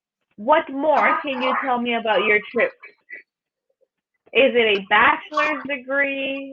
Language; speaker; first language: English; non-native, fluent; Spanish